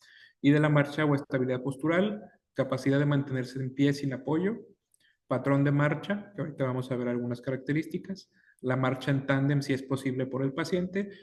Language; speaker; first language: Spanish; native; Spanish